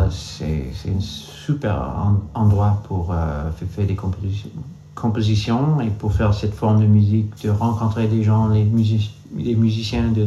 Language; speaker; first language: French; non-native, local second language; English